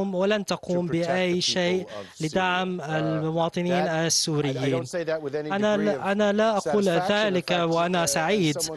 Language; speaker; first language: Arabic; non-native, fluent; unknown